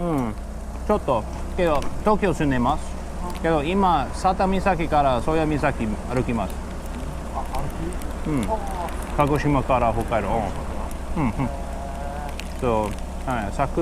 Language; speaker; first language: Japanese; non-native, learner; English